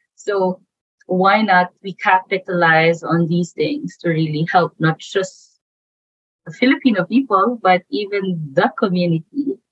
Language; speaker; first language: English; non-native, local second language; Cebuano